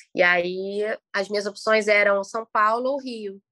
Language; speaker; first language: Portuguese; native; Portuguese